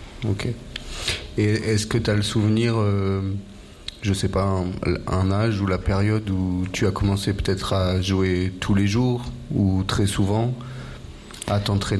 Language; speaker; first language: French; native; French